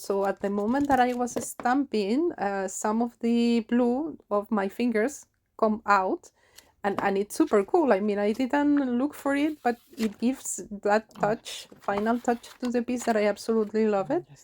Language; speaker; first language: English; non-native, fluent; Spanish